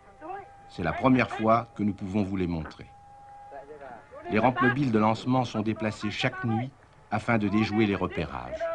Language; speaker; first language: French; native; French